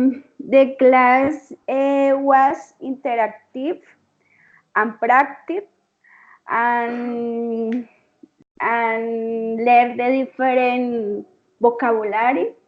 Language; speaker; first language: English; non-native, learner; Spanish